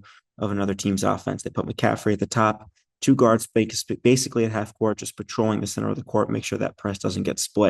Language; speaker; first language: English; native; English